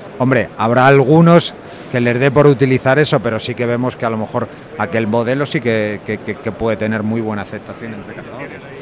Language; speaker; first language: Spanish; native; Spanish